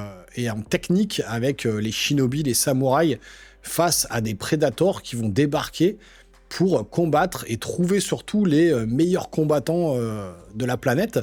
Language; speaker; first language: French; native; French